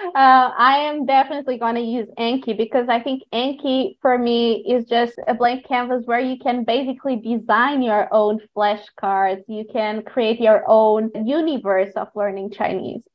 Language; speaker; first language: English; non-native, fluent; Portuguese